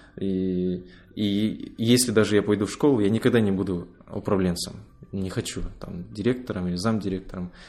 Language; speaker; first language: Russian; native; Russian